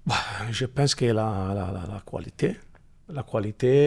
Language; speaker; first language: French; non-native, learner; Italian